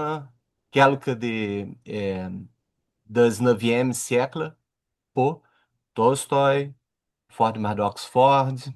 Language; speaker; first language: French; non-native, learner; Portuguese